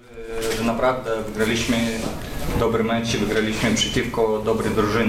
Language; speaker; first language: Polish; non-native, fluent; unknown